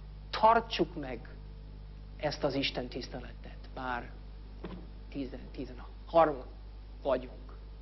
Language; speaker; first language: Hungarian; non-native, fluent; English